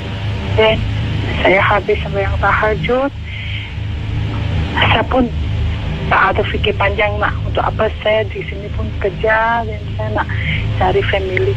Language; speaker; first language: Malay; non-native, learner; Indonesian